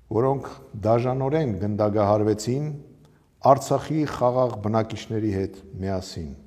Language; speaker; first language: Armenian; native; Armenian